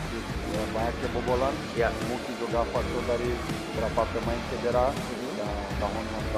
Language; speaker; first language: Indonesian; non-native, learner; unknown